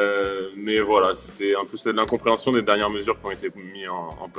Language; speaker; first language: French; native; French